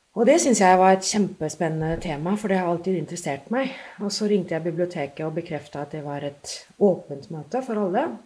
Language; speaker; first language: Norwegian; non-native, fluent; English